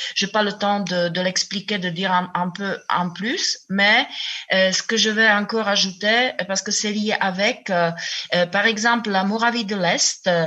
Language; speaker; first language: French; non-native, fluent; Czech